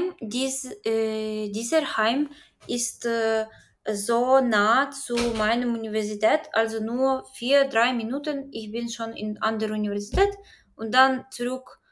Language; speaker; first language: German; non-native, learner; Ukrainian